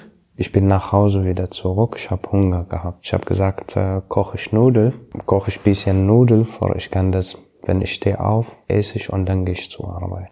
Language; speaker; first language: German; non-native, learner; Arabic